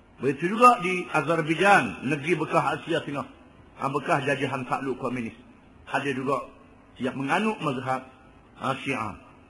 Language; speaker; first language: Malay; native; Malay